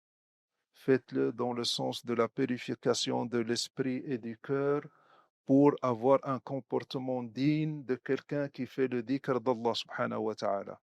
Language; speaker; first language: French; non-native, local second language; Arabic